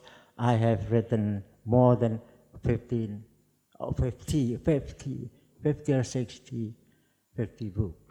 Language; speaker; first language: English; non-native, fluent; Javanese